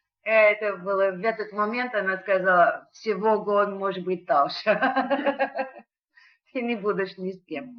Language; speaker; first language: Russian; non-native, learner; English